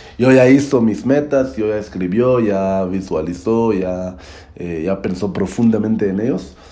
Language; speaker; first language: Spanish; non-native, learner; Hebrew